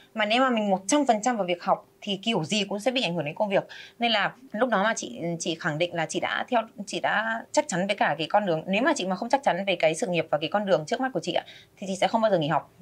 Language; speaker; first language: Vietnamese; early bilingual, other home language; Spanish